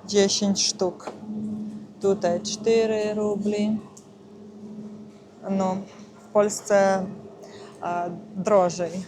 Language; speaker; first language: Polish; non-native, learner; Russian